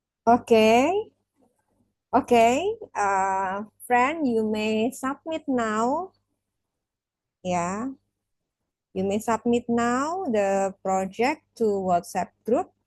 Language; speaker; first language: English; non-native, fluent; Indonesian